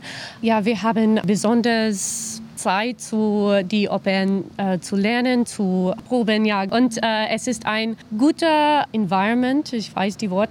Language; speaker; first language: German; non-native, learner; English